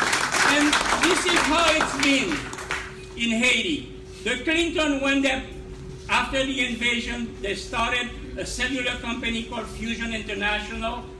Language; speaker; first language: English; non-native, fluent; Haitian Creole